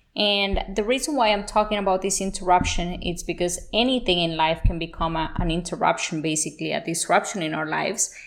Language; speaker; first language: English; early bilingual, other home language; Spanish